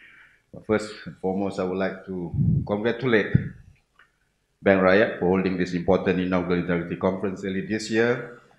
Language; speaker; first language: English; non-native, local second language; Malay